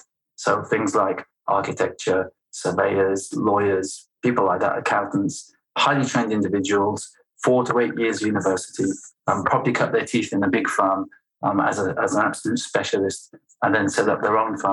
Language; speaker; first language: English; non-native, fluent; French